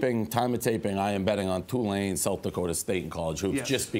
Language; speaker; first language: English; native; English